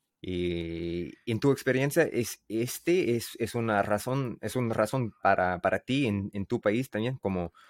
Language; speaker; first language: Spanish; non-native, learner; English